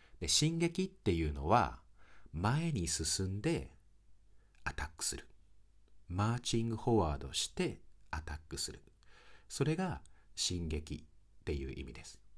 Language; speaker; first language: Japanese; native; Japanese